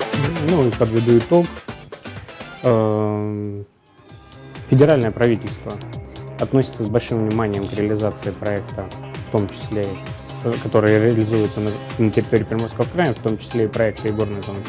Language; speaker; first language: Russian; native; Russian